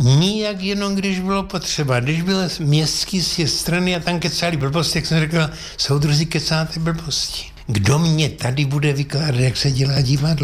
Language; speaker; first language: Czech; native; Czech